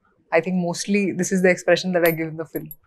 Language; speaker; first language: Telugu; non-native, local second language; Hindi